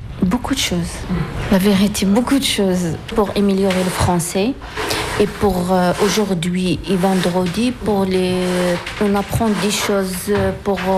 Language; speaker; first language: French; non-native, learner; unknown